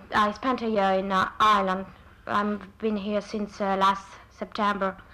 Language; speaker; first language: English; non-native, fluent; French